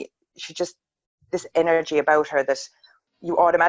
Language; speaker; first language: English; native; English